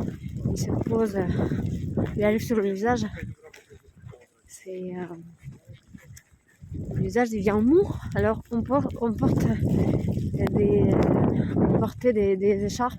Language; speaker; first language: French; non-native, fluent; Russian